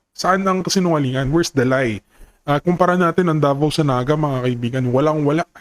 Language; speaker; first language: Filipino; native; Filipino